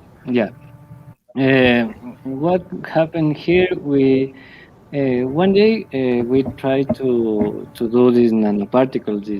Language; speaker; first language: English; non-native, learner; Spanish